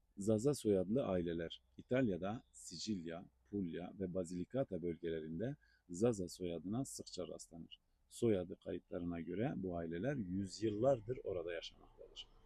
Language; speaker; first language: Turkish; non-native, local second language; Zaza